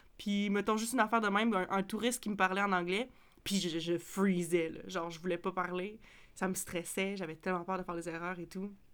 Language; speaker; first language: French; native; French